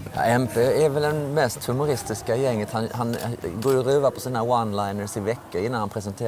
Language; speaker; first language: Swedish; native; Swedish